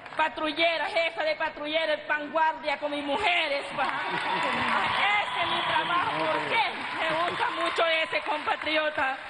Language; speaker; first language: Spanish; non-native, local second language; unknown